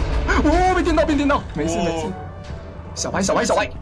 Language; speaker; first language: Chinese; native; Chinese